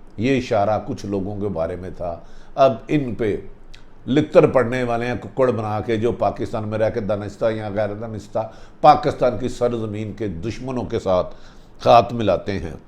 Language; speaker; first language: Urdu; non-native, local second language; Punjabi